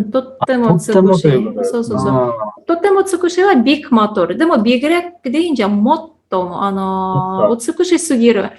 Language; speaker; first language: Japanese; non-native, fluent; Tatar